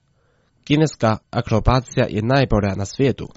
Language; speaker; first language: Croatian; non-native, fluent; Chinese